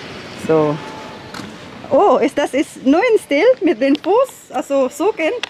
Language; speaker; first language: German; non-native, learner; Filipino